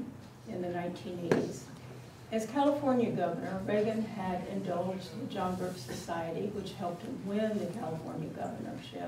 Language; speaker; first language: English; native; English